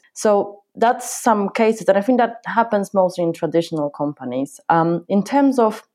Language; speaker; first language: English; non-native, fluent; Polish